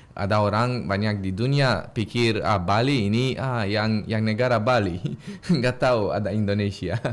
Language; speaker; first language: Indonesian; non-native, learner; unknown